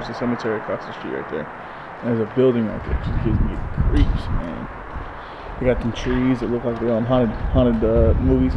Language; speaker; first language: English; native; English